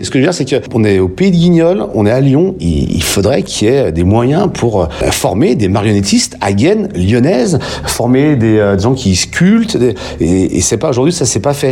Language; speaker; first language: French; native; French